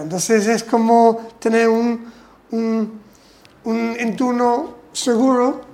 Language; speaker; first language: Spanish; non-native, fluent; English